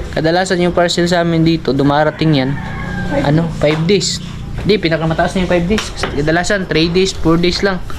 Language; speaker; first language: Filipino; non-native, local second language; Cebuano